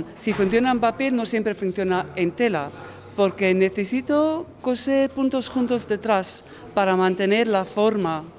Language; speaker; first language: Spanish; non-native, learner; English